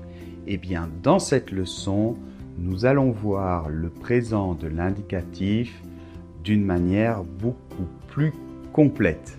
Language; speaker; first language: French; native; French